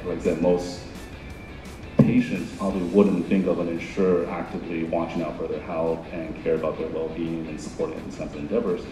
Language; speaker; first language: English; native; English